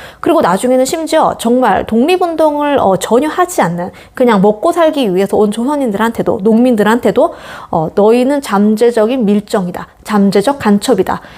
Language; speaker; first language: Korean; native; Korean